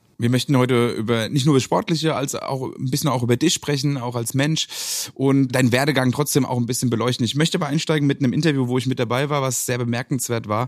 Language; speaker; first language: German; native; German